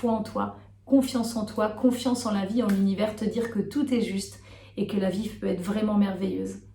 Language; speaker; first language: French; native; French